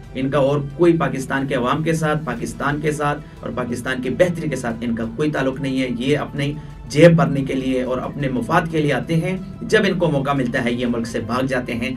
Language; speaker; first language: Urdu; non-native, local second language; Punjabi